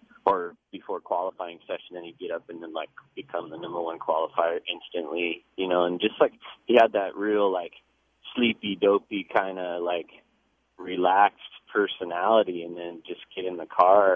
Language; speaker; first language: English; native; English